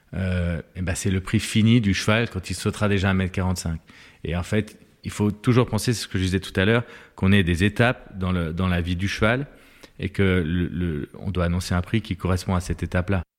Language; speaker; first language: French; native; French